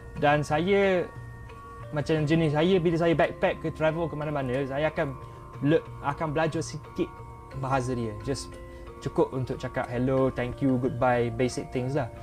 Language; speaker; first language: Malay; non-native, fluent; English